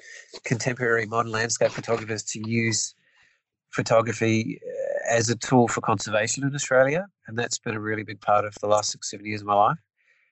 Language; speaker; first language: English; native; English